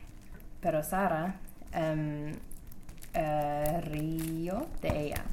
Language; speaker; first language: Spanish; non-native, learner; English